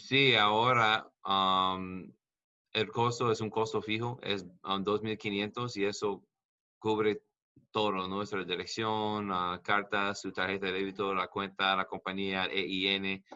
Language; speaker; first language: Spanish; non-native, learner; English